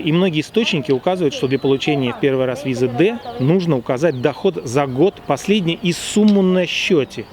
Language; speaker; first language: Russian; native; Russian